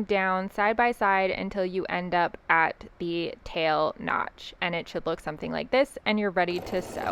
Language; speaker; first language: English; native; English